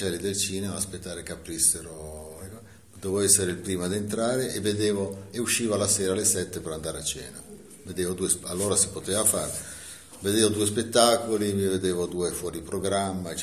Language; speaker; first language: Italian; native; Italian